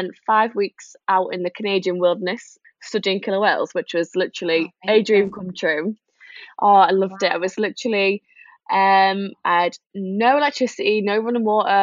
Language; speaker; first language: English; native; English